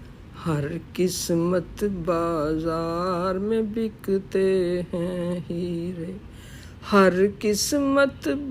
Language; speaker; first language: Urdu; native; Urdu